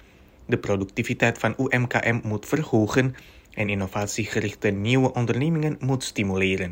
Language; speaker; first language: Dutch; non-native, fluent; Indonesian